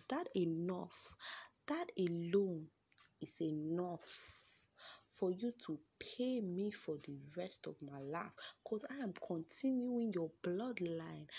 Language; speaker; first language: English; non-native, local second language; Yoruba